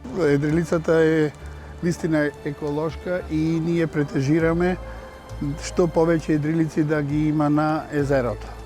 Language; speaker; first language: Macedonian; native; Macedonian